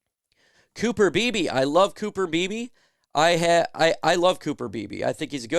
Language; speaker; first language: English; native; English